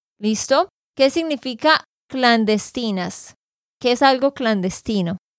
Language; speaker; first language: Spanish; native; Spanish